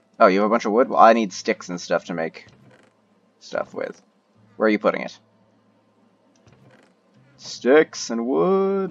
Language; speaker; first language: English; native; English